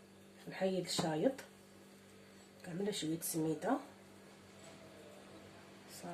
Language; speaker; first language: Arabic; native; Arabic